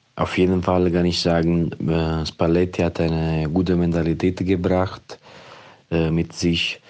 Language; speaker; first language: German; non-native, fluent; Italian